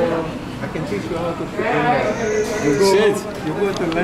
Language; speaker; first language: English; non-native, learner; Indonesian